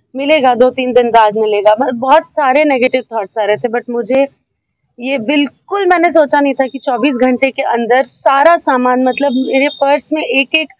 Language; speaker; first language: Hindi; native; Hindi